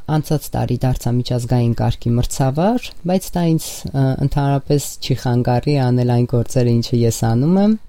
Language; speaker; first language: Armenian; native; Armenian